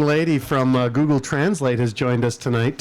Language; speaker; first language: English; native; English